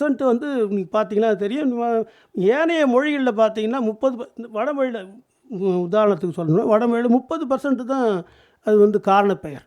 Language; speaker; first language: Tamil; native; Tamil